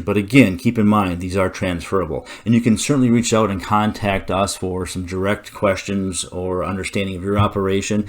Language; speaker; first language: English; native; English